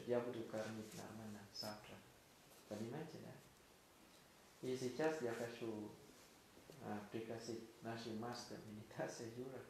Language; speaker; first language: Russian; non-native, learner; Thai